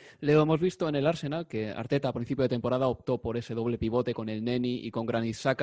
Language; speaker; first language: Spanish; native; Spanish